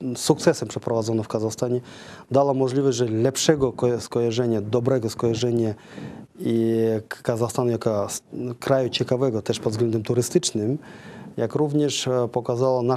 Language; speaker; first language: Polish; non-native, fluent; Kazakh